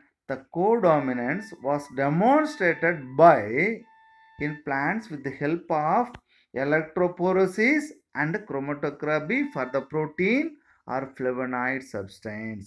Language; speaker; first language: English; non-native, local second language; Tamil